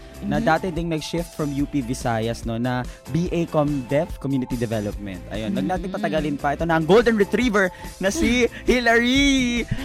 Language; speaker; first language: Filipino; native; Filipino